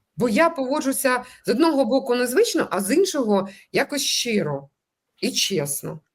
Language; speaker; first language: Ukrainian; non-native, local second language; Russian